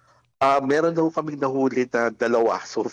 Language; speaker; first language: Filipino; native; Filipino